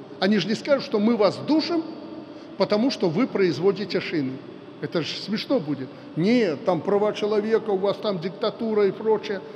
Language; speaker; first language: Russian; non-native, local second language; Belarusian